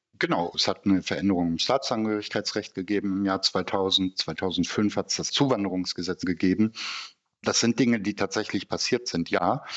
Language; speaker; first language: German; early bilingual, other home language; Turkish